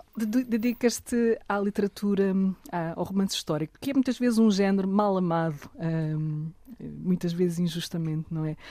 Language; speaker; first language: Portuguese; native; Portuguese